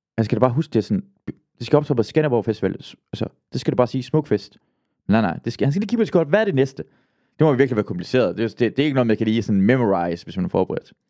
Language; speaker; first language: Danish; early bilingual, other home language; Persian